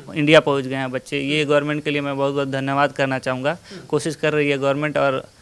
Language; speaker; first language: Hindi; native; Hindi